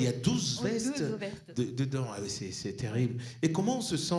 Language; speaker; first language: French; native; French